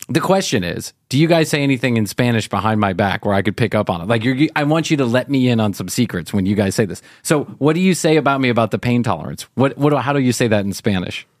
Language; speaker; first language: English; native; English